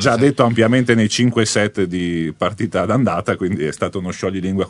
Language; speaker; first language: Italian; native; Italian